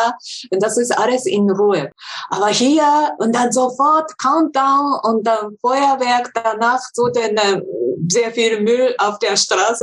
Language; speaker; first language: German; non-native, fluent; Japanese